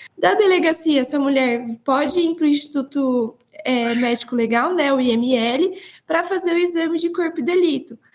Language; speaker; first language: Portuguese; native; Portuguese